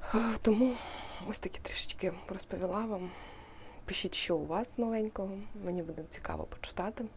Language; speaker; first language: Ukrainian; non-native, local second language; Russian